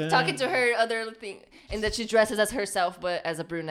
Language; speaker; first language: English; non-native, fluent; Portuguese